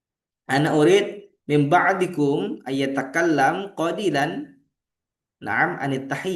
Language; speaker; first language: Malay; native; Malay